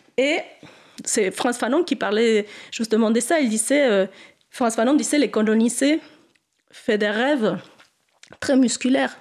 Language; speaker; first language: French; non-native, fluent; Spanish